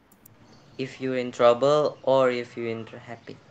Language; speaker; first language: English; non-native, learner; Indonesian